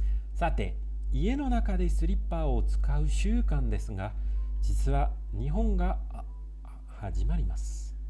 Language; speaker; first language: Japanese; non-native, fluent; French